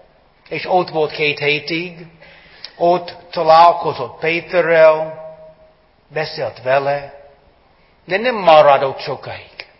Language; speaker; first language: Hungarian; non-native, fluent; English